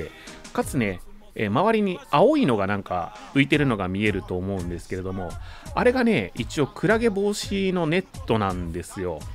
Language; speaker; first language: Japanese; native; Japanese